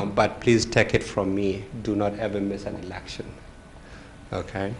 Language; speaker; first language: English; non-native, fluent; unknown